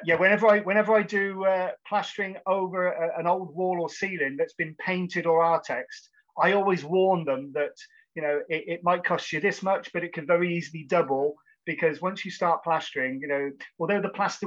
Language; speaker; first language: English; native; English